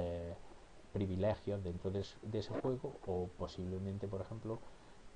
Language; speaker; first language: Spanish; native; Spanish